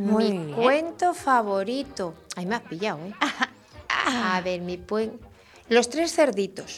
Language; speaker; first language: Spanish; native; Spanish